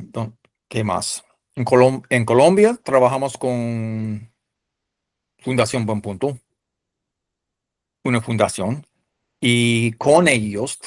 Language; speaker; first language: Spanish; non-native, fluent; English